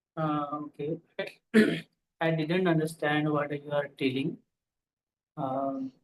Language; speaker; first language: English; non-native, local second language; Marathi